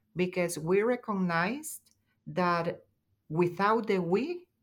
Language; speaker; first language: English; non-native, fluent; Spanish